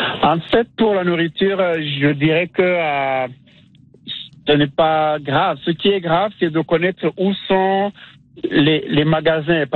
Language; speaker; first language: French; non-native, local second language; Kinyarwanda